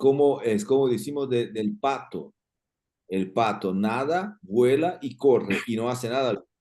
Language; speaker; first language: Spanish; non-native, fluent; Portuguese